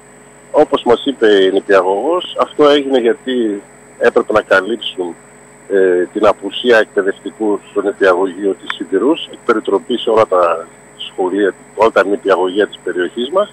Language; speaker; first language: Greek; native; Greek